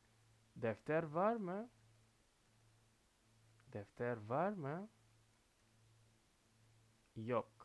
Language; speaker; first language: Turkish; non-native, fluent; Indonesian